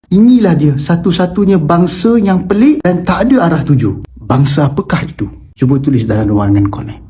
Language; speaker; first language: Malay; native; Malay